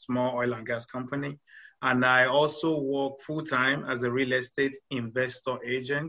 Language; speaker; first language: English; non-native, local second language; Yoruba